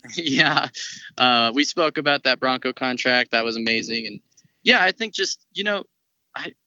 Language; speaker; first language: English; native; English